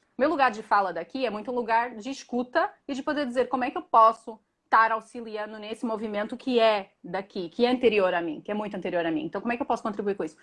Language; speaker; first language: Portuguese; native; Portuguese